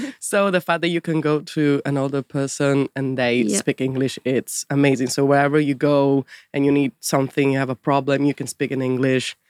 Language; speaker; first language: English; non-native, fluent; Italian